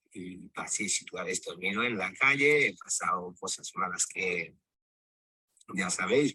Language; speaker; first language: Spanish; non-native, local second language; Portuguese